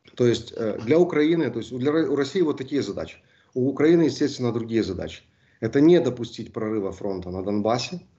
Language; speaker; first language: Russian; native; Russian